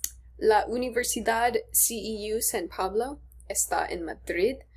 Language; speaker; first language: Spanish; non-native, learner; English